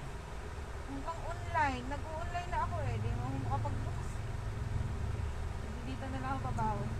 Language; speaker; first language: Filipino; native; Filipino